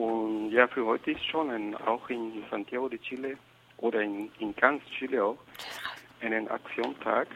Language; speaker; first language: German; non-native, learner; Spanish